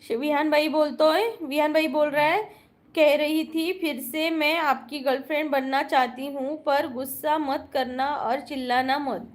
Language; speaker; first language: Hindi; non-native, local second language; Marathi